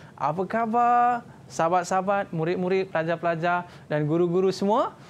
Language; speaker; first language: Malay; native; Malay